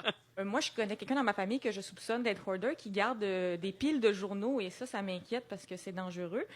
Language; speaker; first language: French; native; French